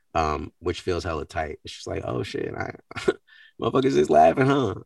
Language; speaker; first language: English; native; English